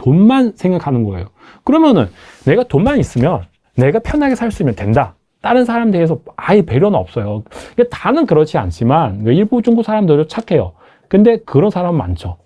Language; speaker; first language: Korean; non-native, fluent; Chinese